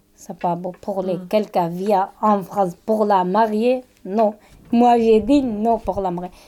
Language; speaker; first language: French; non-native, fluent; Turkish